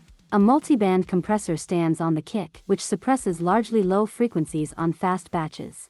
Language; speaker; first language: English; non-native, fluent; Russian